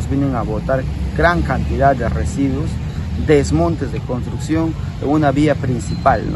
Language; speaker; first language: Spanish; native; Spanish